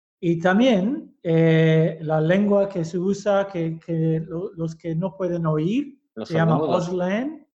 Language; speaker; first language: Spanish; early bilingual, heritage; Basque